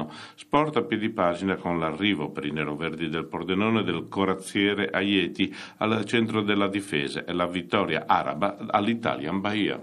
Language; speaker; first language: Italian; native; Italian